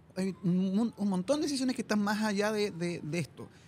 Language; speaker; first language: Spanish; native; Spanish